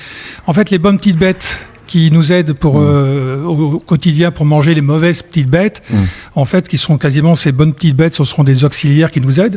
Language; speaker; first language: French; native; French